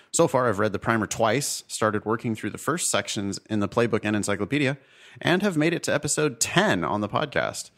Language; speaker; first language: English; native; English